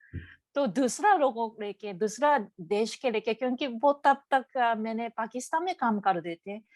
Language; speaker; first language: Hindi; non-native, learner; Japanese